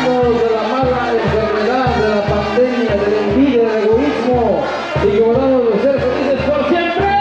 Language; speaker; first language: Spanish; native; Spanish